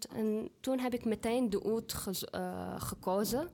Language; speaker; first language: Dutch; non-native, fluent; Arabic